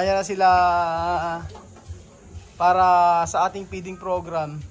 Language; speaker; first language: Filipino; native; Filipino